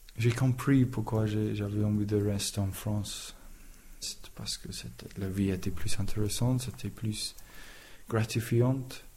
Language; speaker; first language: French; non-native, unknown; English